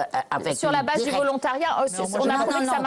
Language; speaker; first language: French; native; French